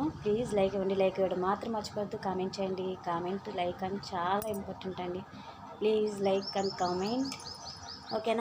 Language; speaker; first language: Telugu; native; Telugu